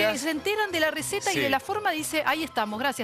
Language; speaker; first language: Spanish; native; Spanish